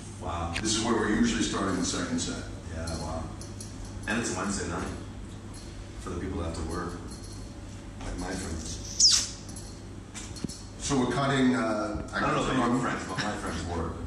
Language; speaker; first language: English; native; English